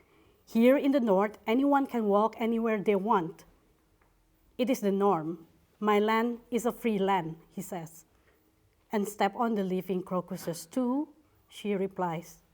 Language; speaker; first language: English; non-native, fluent; Indonesian